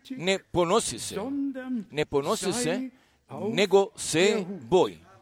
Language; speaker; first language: Croatian; early bilingual, heritage; Serbian